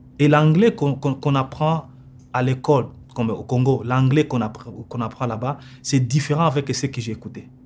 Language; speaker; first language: French; non-native, local second language; Lingala